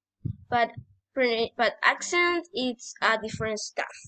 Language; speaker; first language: English; non-native, learner; Spanish